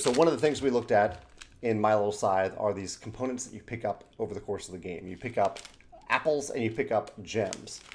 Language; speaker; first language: English; native; English